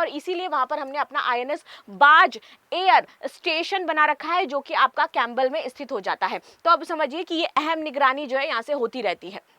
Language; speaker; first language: Hindi; native; Hindi